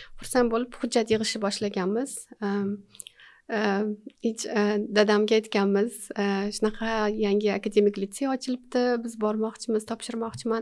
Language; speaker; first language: Uzbek; native; Uzbek